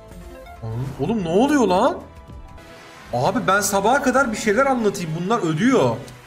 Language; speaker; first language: Turkish; native; Turkish